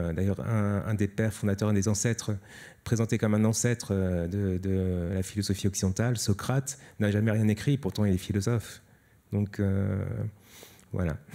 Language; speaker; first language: French; native; French